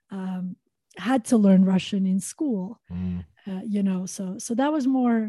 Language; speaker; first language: English; non-native, fluent; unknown